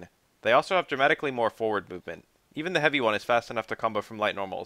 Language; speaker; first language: English; native; English